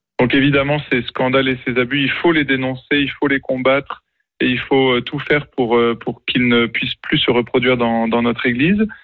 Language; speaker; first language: French; native; French